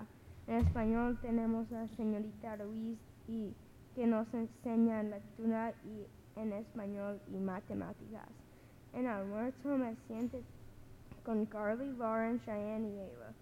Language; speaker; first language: Spanish; non-native, learner; English